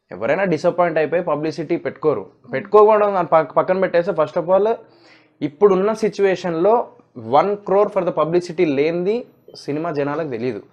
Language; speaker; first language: Telugu; native; Telugu